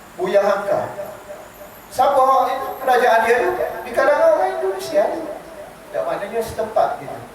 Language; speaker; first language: Malay; native; Malay